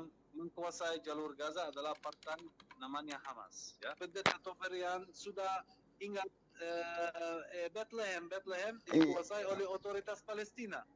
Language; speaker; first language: Indonesian; non-native, fluent; Arabic